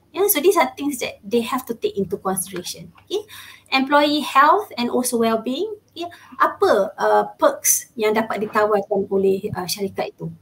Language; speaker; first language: English; non-native, local second language; Malay